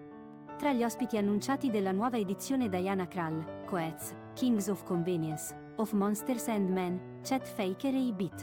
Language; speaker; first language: Italian; native; Italian